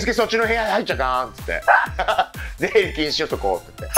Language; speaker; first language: Japanese; native; Japanese